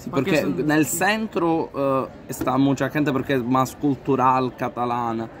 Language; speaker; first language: Spanish; non-native, learner; Italian